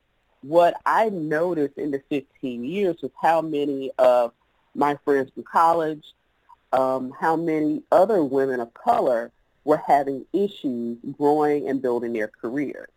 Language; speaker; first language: English; native; English